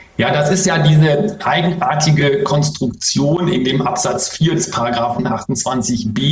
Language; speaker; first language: German; native; German